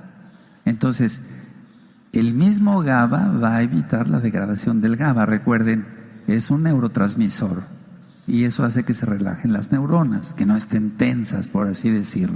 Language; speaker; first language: Spanish; native; Spanish